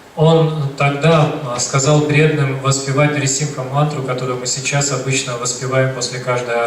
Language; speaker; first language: Russian; native; Russian